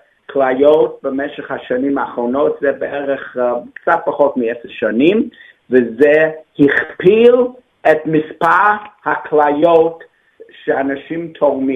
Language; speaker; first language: Hebrew; non-native, fluent; English